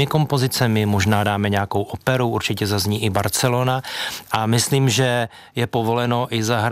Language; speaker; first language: Czech; native; Czech